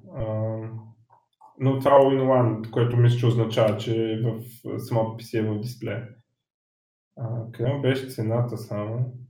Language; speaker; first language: Bulgarian; native; Bulgarian